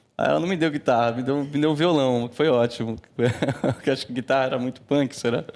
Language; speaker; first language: Portuguese; native; Portuguese